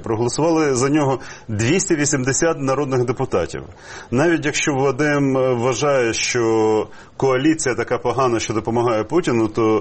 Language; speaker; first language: Ukrainian; native; Ukrainian